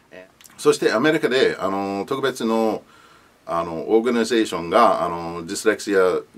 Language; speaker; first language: Japanese; non-native, learner; English